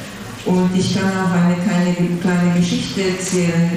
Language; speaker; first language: German; non-native, fluent; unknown